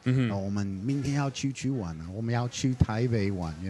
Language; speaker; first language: Chinese; non-native, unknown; English